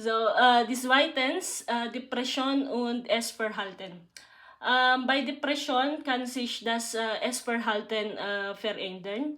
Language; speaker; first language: German; non-native, learner; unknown